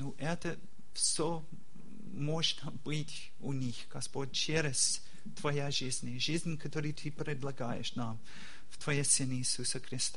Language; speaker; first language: Russian; non-native, learner; English